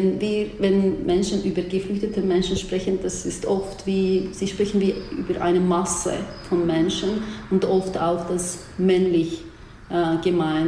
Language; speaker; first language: German; non-native, learner; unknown